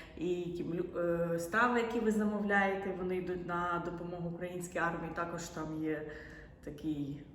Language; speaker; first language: Ukrainian; non-native, local second language; Russian